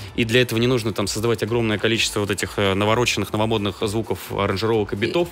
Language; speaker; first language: Russian; native; Russian